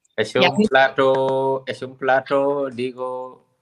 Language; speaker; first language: Spanish; non-native, fluent; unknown